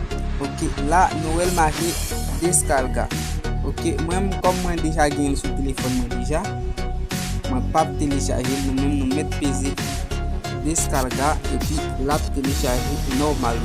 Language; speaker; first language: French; non-native, learner; Haitian Creole